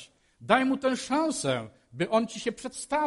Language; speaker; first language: Polish; native; Polish